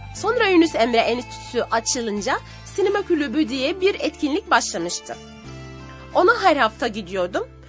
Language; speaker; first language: Turkish; non-native, fluent; Arabic